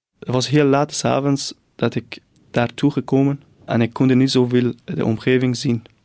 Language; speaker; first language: Dutch; non-native, fluent; Persian